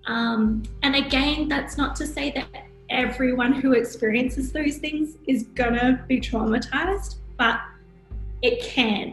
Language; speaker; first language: English; native; English